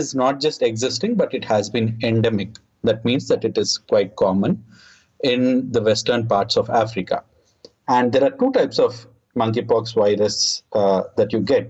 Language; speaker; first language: English; non-native, local second language; Telugu